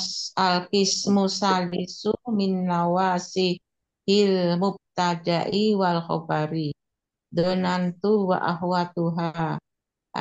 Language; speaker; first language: Arabic; non-native, learner; Indonesian